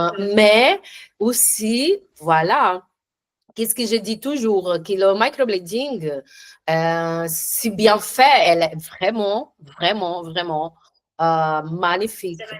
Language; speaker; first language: French; non-native, learner; Portuguese